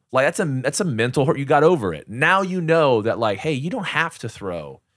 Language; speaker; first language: English; native; English